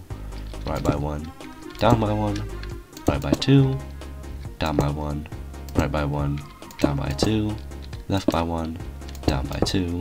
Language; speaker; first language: English; native; English